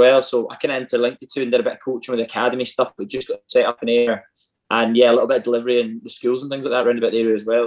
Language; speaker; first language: English; native; English